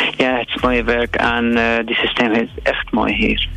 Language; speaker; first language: Dutch; non-native, learner; Arabic